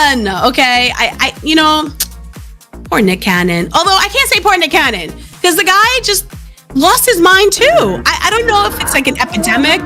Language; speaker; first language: English; native; English